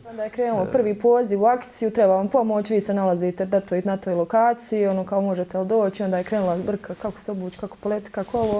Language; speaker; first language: Bosnian; native; Bosnian